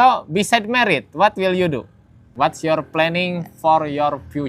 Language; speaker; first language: English; non-native, learner; Indonesian